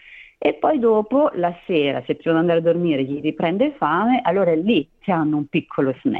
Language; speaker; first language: Italian; native; Italian